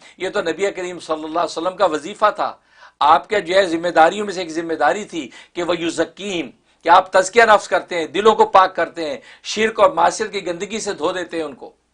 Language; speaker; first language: Urdu; native; Urdu